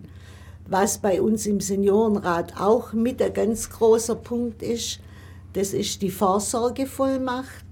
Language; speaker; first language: German; native; German